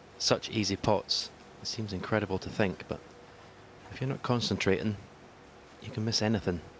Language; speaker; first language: English; native; English